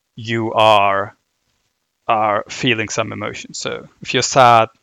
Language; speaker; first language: English; non-native, fluent; German